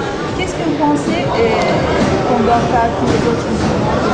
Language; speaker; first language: French; non-native, fluent; Turkish